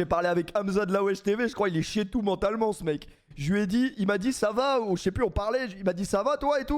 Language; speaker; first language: French; native; French